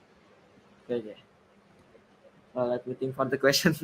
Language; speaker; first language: English; non-native, learner; Indonesian